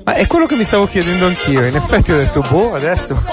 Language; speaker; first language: Italian; native; Italian